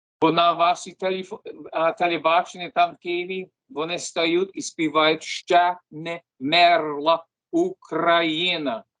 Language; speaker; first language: Ukrainian; early bilingual, heritage; English